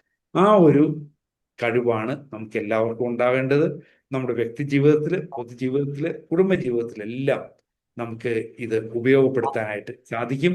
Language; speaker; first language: Malayalam; native; Malayalam